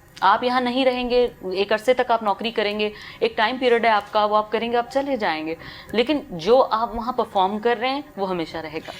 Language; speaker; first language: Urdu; native; Urdu